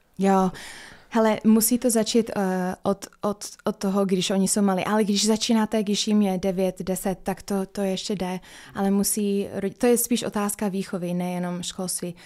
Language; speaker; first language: Czech; non-native, fluent; English